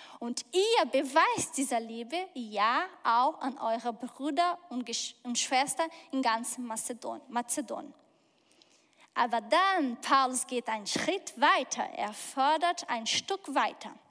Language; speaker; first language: German; non-native, fluent; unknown